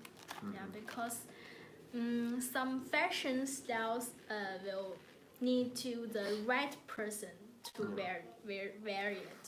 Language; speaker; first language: English; non-native, learner; Chinese